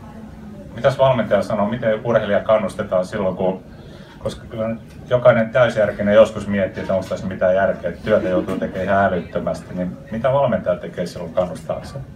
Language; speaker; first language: Finnish; native; Finnish